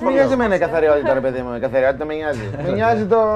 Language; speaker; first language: Greek; native; Greek